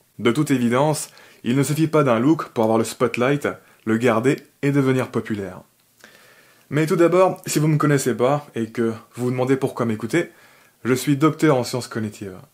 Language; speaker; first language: French; native; French